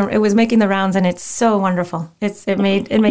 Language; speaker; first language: English; non-native, fluent; Spanish